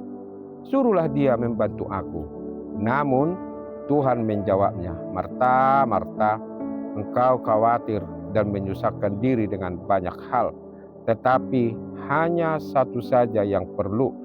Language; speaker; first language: Indonesian; native; Indonesian